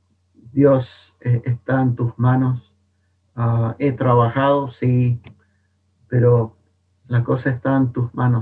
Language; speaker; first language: Spanish; non-native, fluent; English